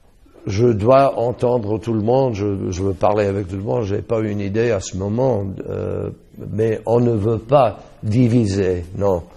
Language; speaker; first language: French; non-native, fluent; English